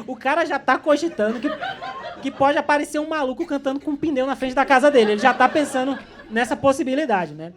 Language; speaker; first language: Portuguese; native; Portuguese